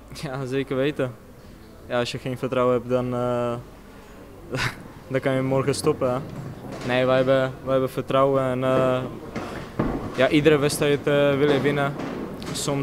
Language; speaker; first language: Dutch; non-native, fluent; Czech